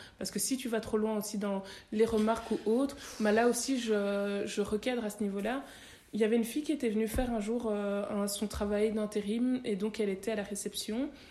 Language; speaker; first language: French; native; French